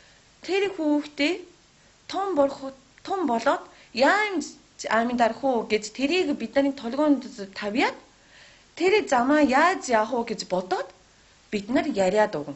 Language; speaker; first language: Mongolian; non-native, learner; Japanese